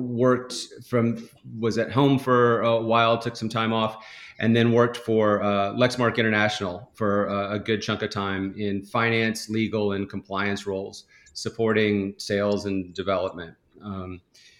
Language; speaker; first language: English; native; English